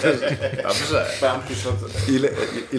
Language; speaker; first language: Polish; non-native, learner; English